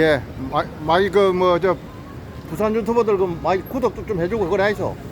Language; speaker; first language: Korean; native; Korean